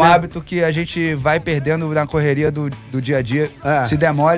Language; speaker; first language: Portuguese; native; Portuguese